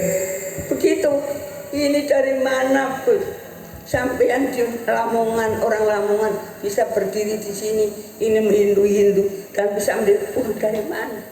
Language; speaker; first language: Indonesian; non-native, local second language; Javanese